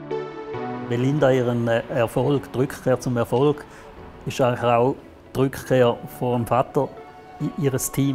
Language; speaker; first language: German; native; German